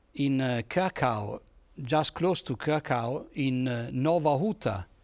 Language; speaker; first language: English; non-native, fluent; Italian